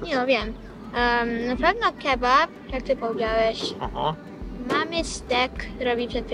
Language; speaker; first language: Polish; early bilingual, heritage; Polish